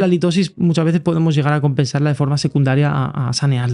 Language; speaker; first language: Spanish; native; Spanish